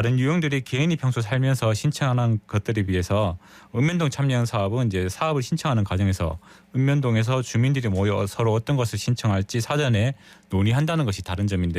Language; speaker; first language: Korean; native; Korean